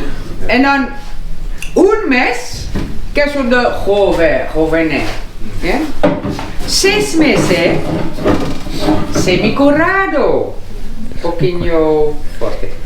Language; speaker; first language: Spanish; non-native, learner; Dutch